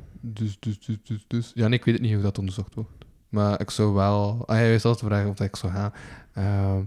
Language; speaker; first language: Dutch; native; Dutch